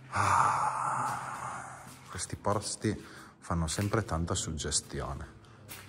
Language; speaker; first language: Italian; native; Italian